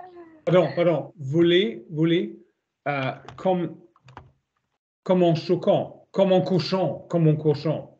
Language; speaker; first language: French; non-native, learner; German